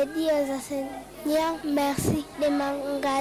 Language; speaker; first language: French; non-native, local second language; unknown